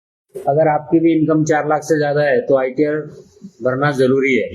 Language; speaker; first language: Hindi; native; Hindi